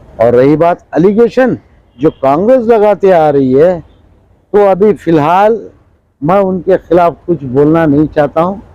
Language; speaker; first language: Hindi; non-native, local second language; Urdu